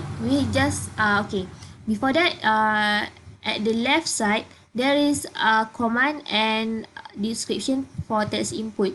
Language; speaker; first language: English; non-native, local second language; Malay